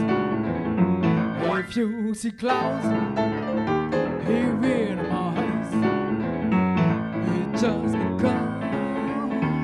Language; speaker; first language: English; non-native, learner; French